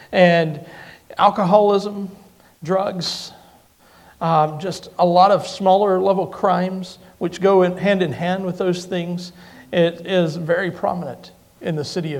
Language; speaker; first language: English; native; English